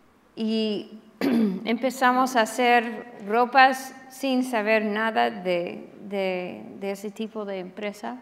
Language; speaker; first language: Spanish; non-native, fluent; English